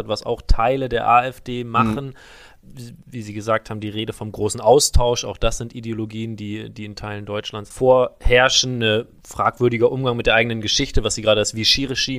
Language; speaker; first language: German; native; German